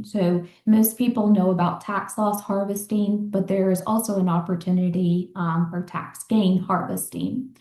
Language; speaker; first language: English; native; English